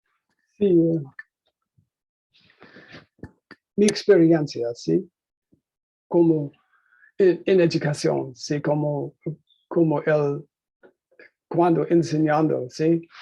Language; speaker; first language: Spanish; non-native, learner; English